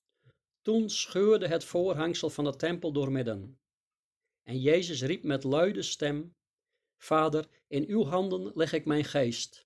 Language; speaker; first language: Dutch; native; Dutch